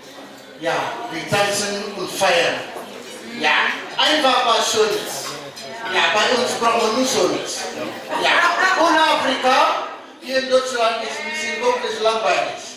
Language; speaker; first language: German; non-native, learner; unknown